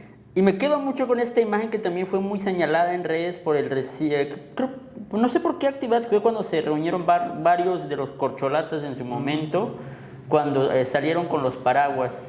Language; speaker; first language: Spanish; native; Spanish